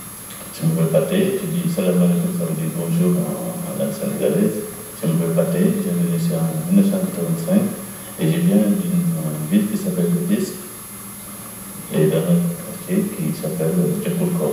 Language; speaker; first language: French; non-native, local second language; Wolof